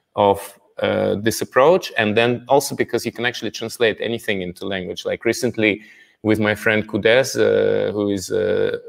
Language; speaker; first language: English; non-native, fluent; Russian